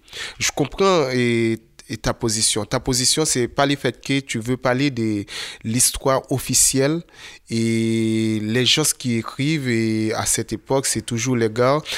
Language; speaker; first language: French; non-native, local second language; Haitian Creole